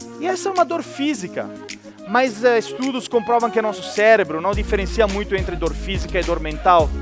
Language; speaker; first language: Portuguese; non-native, fluent; Italian